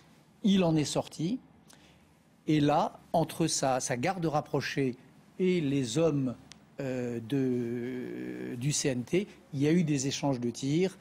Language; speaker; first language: French; native; French